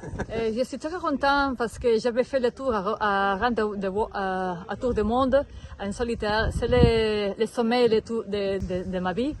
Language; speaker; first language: French; non-native, learner; Spanish